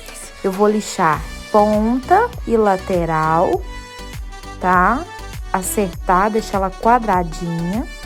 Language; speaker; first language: Portuguese; native; Portuguese